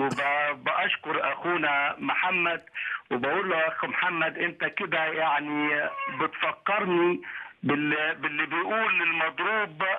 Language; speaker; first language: Arabic; native; Arabic